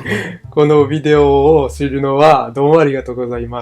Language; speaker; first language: Japanese; non-native, learner; French